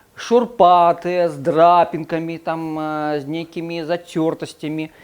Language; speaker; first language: Belarusian; non-native, local second language; Russian